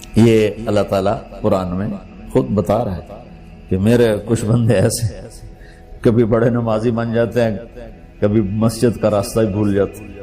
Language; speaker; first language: Urdu; non-native, local second language; Punjabi